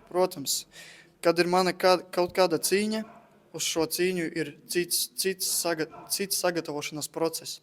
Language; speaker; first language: Latvian; non-native, local second language; Russian